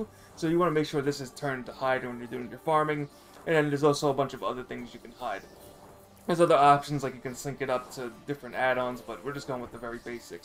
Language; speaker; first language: English; native; English